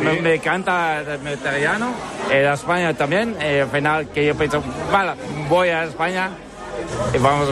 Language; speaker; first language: Spanish; non-native, learner; Dutch